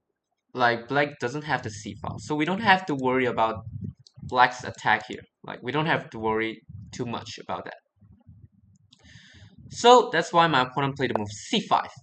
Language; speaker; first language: English; non-native, fluent; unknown